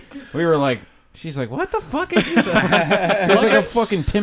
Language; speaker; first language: English; native; English